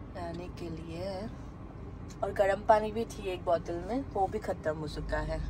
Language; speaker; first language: Hindi; non-native, local second language; Assamese